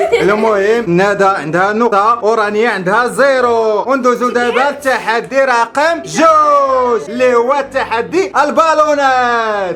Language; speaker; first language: Arabic; native; Arabic